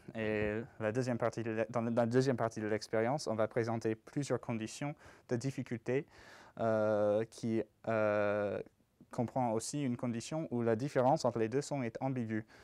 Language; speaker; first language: French; non-native, fluent; English